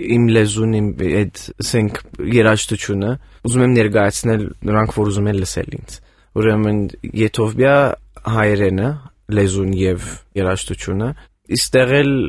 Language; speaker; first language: Armenian; early bilingual, heritage; Armenian